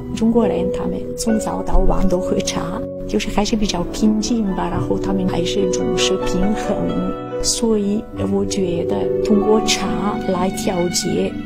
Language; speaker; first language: Chinese; non-native, fluent; Italian